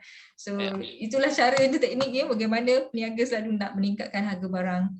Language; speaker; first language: Malay; native; Malay